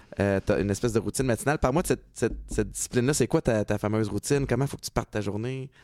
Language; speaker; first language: French; native; French